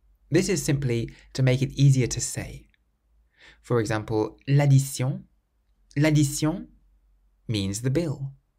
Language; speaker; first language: English; native; English